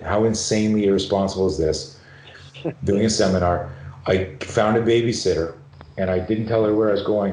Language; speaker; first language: English; native; English